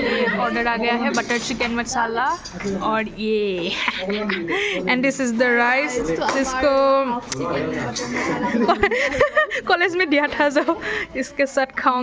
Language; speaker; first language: Hindi; non-native, local second language; Assamese